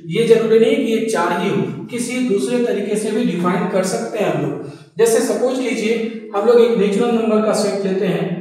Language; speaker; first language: Hindi; native; Hindi